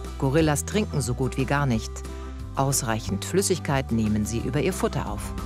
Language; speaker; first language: German; native; German